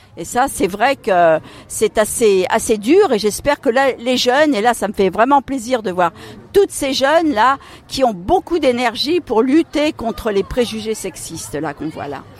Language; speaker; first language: French; native; French